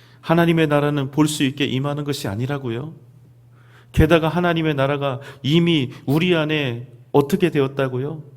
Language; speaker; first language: Korean; native; Korean